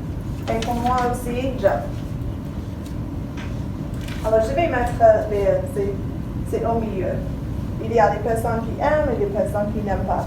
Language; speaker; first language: French; non-native, fluent; English